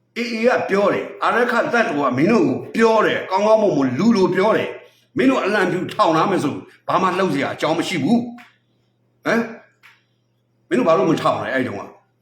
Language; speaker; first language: Burmese; native; Burmese